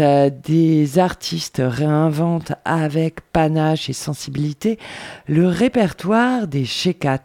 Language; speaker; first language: French; native; French